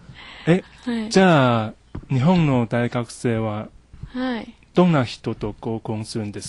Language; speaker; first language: Japanese; non-native, learner; Chinese